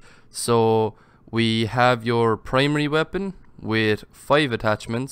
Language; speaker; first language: English; native; English